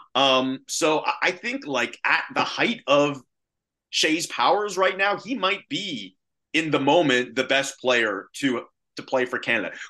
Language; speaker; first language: English; native; English